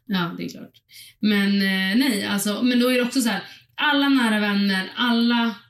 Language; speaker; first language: Swedish; early bilingual, other home language; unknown